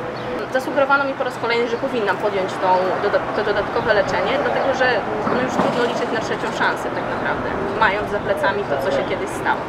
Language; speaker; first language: Polish; native; Polish